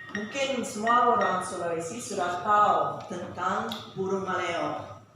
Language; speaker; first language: Indonesian; non-native, fluent; English